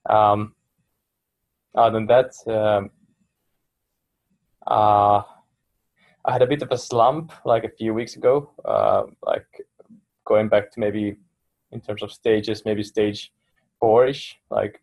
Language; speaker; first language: English; non-native, fluent; Finnish